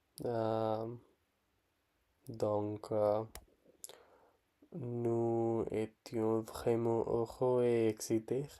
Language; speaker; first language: French; non-native, learner; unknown